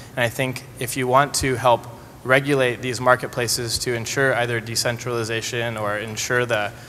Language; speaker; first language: English; native; English